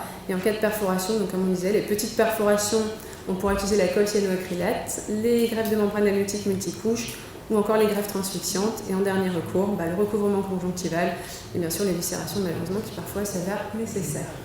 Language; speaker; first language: French; native; French